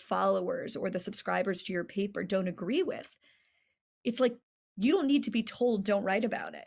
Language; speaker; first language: English; native; English